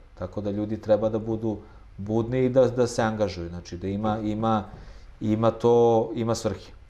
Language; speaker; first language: Serbian; native; Serbian